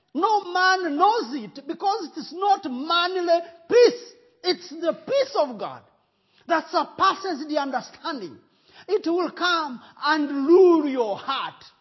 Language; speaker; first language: English; non-native, local second language; Kinyarwanda